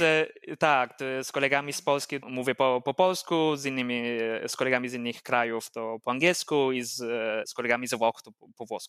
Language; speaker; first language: Polish; non-native, fluent; Italian